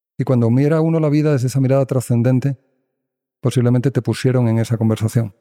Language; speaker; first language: Spanish; native; Spanish